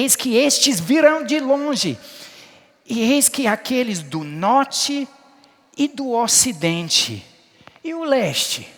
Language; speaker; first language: Portuguese; non-native, fluent; English